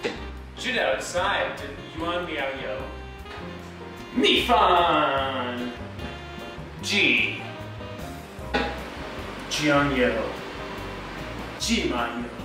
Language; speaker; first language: Chinese; non-native, learner; English